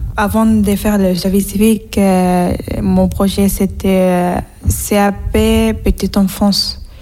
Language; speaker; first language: French; non-native, learner; Spanish